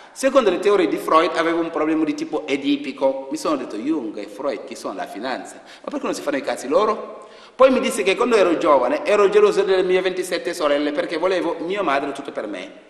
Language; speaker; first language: Italian; non-native, fluent; Wolof